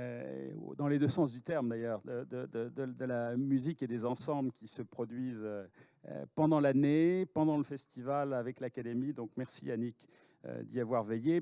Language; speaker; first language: French; native; French